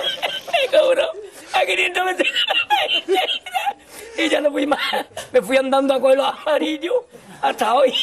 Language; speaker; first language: Spanish; native; Spanish